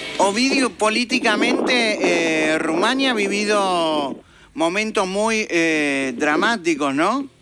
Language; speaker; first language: Spanish; native; Spanish